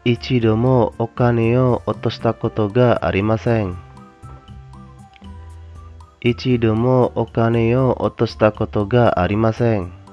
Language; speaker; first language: Japanese; non-native, fluent; Indonesian